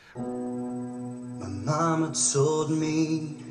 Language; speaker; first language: English; native; English